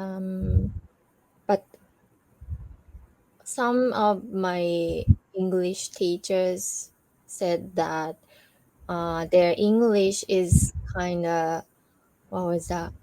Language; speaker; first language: English; non-native, learner; Japanese